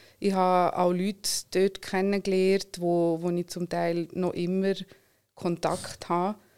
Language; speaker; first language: German; early bilingual, other home language; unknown